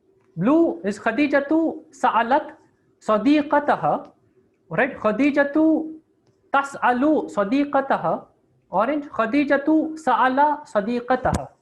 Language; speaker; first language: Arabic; non-native, fluent; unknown